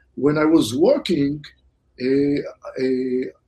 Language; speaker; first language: English; non-native, fluent; Hebrew